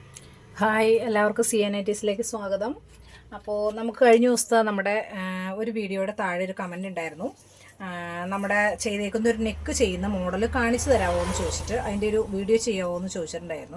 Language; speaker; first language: Malayalam; native; Malayalam